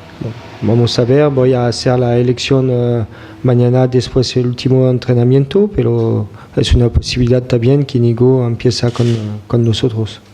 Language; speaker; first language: Spanish; non-native, fluent; French